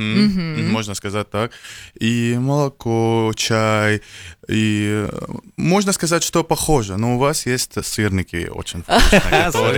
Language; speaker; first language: Russian; non-native, learner; Arabic